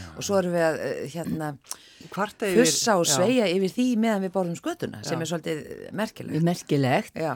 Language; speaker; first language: Icelandic; non-native, fluent; Faroese